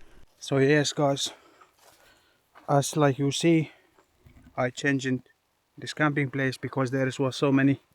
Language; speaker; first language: English; non-native, learner; Finnish